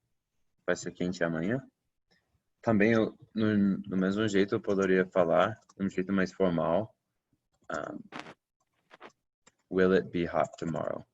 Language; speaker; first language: Portuguese; non-native, fluent; English